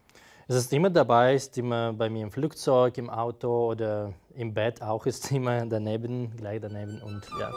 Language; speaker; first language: German; non-native, fluent; Russian